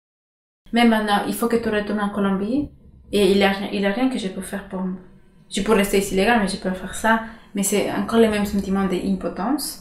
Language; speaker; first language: French; non-native, learner; Spanish